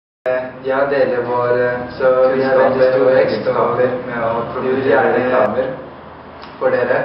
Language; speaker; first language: Norwegian; non-native, fluent; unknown